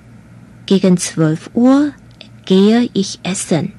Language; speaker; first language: German; non-native, fluent; Chinese